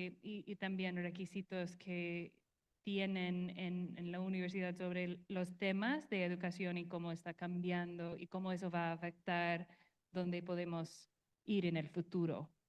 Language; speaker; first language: Spanish; non-native, learner; English